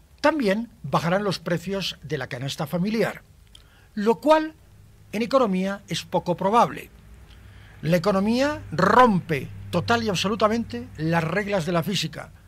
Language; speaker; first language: Spanish; native; Spanish